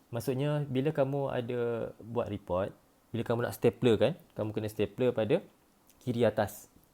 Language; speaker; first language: Malay; native; Malay